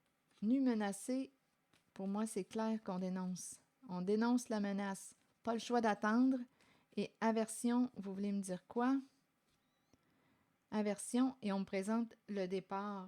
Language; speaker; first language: French; native; French